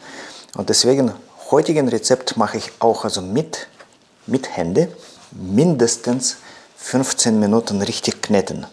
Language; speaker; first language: German; non-native, fluent; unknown